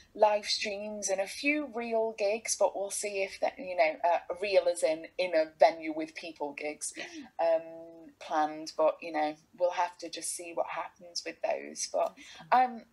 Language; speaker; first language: English; native; English